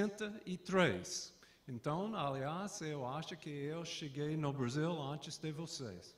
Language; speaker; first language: Portuguese; non-native, fluent; English